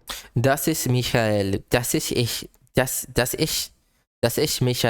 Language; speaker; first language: German; non-native, learner; Portuguese